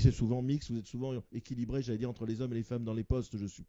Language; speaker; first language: French; native; French